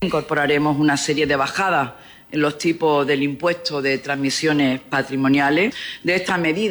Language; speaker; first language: Spanish; native; Spanish